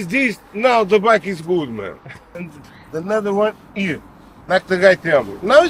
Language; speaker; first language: English; non-native, learner; Portuguese